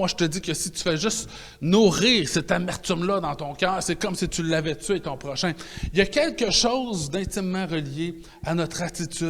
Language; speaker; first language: French; native; French